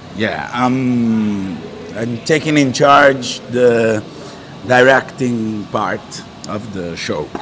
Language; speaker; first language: English; non-native, fluent; French